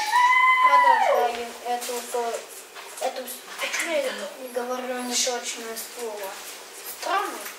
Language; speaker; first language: Russian; early bilingual, heritage; Russian